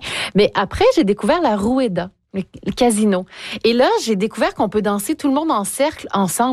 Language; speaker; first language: French; native; French